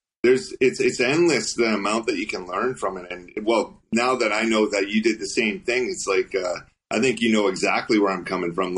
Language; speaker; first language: English; native; English